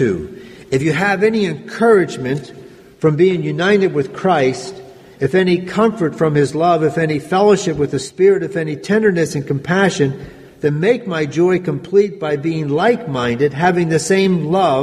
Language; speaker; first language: English; native; English